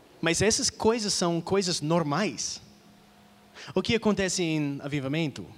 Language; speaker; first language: Portuguese; non-native, fluent; English